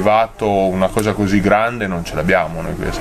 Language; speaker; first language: Italian; native; Italian